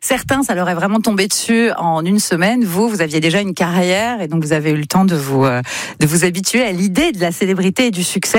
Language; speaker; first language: French; native; French